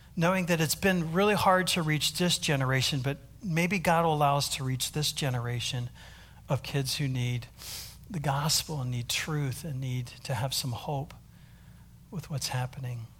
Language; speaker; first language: English; native; English